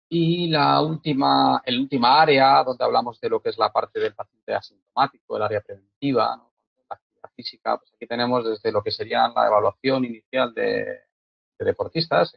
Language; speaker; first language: Spanish; native; Spanish